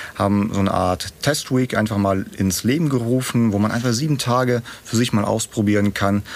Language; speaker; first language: German; early bilingual, other home language; Russian